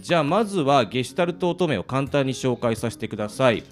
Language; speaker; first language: Japanese; native; Japanese